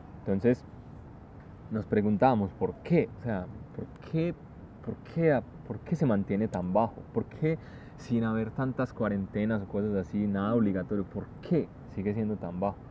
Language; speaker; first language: Spanish; native; Spanish